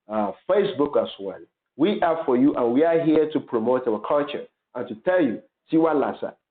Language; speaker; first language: English; non-native, local second language; Yoruba